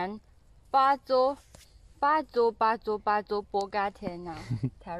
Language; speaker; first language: Polish; non-native, learner; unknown